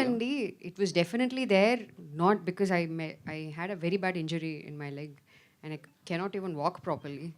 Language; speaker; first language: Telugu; non-native, fluent; Tamil